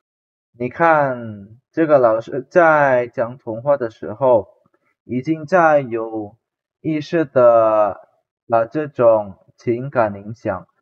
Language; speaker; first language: Chinese; non-native, fluent; Indonesian